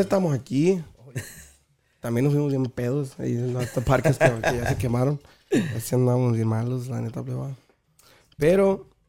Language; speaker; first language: Spanish; early bilingual, heritage; Spanish